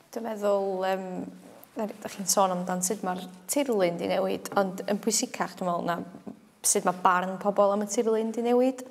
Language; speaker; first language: Welsh; native; Welsh